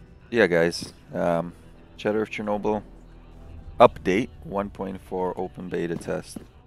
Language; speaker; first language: English; early bilingual, other home language; Russian